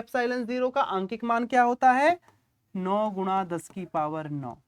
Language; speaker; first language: Hindi; native; Hindi